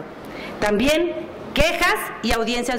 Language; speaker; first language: Spanish; native; Spanish